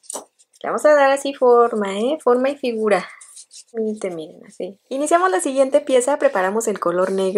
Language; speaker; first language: Spanish; native; Spanish